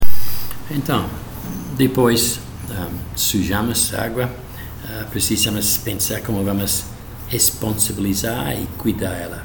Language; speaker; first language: Portuguese; non-native, learner; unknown